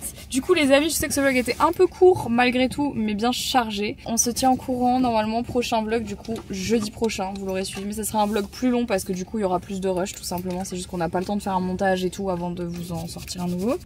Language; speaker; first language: French; native; French